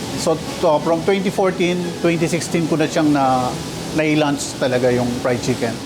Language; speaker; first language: Filipino; non-native, local second language; Pampanga